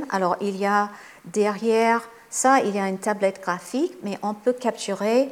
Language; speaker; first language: French; non-native, fluent; English